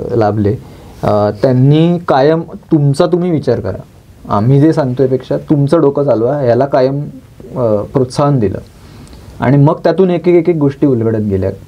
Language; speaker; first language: Marathi; native; Marathi